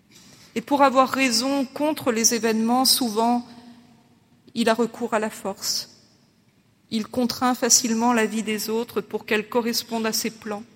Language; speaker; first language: French; native; French